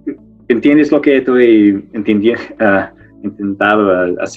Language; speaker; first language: Spanish; non-native, fluent; English